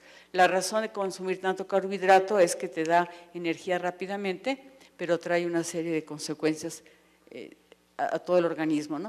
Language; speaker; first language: Spanish; native; Spanish